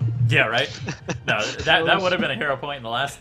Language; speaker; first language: English; native; English